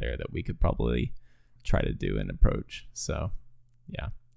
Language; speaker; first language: English; native; English